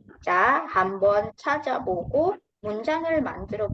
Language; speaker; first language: Korean; non-native, fluent; Indonesian